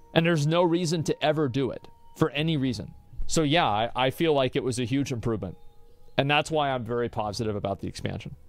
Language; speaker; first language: English; native; English